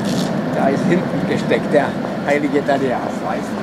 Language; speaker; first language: German; non-native, fluent; Czech